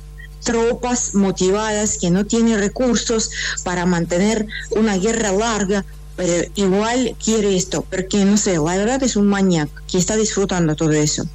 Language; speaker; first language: Spanish; non-native, fluent; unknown